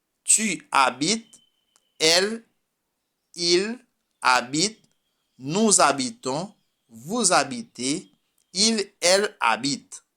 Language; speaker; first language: French; non-native, fluent; Spanish